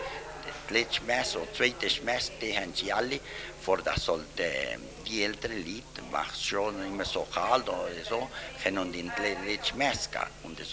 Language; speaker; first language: German; early bilingual, heritage; German